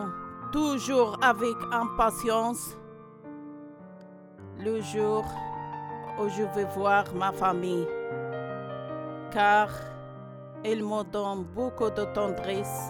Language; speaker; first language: French; non-native, learner; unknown